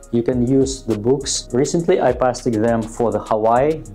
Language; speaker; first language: English; non-native, fluent; Russian